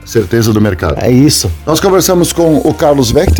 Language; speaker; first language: Portuguese; native; Portuguese